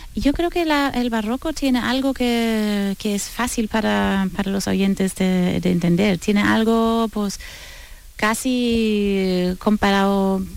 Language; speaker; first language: Spanish; non-native, fluent; German